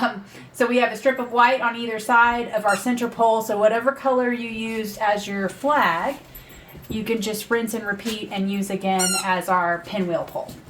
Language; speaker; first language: English; native; English